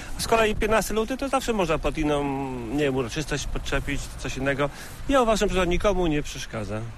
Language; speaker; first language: Polish; native; Polish